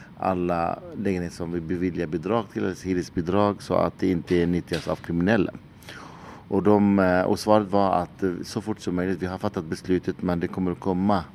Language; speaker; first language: Swedish; non-native, fluent; Arabic